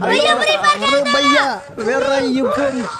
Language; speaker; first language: English; non-native, learner; Sinhala